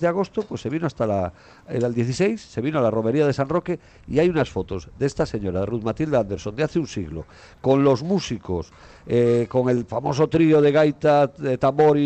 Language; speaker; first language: Spanish; native; Spanish